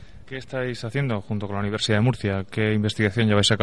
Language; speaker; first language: Spanish; native; Spanish